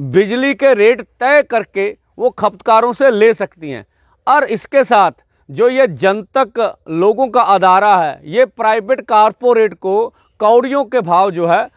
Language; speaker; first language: Hindi; non-native, local second language; Punjabi